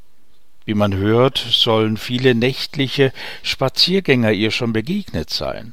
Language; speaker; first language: German; native; German